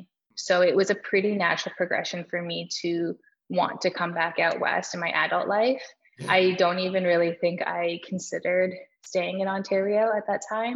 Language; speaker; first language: English; native; English